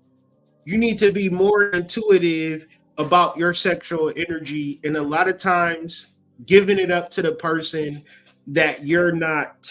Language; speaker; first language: English; native; English